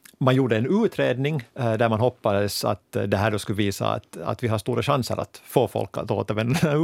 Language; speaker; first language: Swedish; native; Swedish